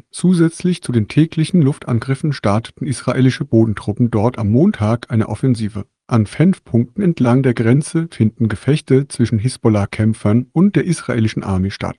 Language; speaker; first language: German; native; German